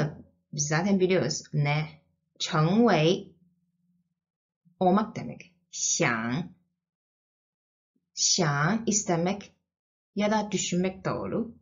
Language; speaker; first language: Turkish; non-native, fluent; Chinese